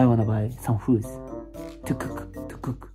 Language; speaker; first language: English; non-native, learner; Japanese